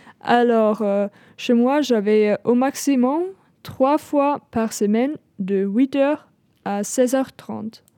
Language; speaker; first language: French; non-native, fluent; German